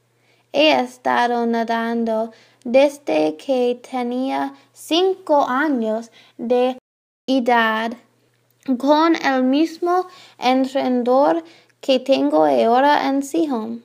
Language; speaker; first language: Spanish; non-native, learner; English